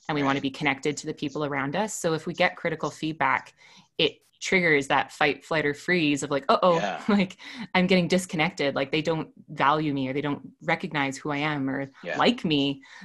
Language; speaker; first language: English; native; English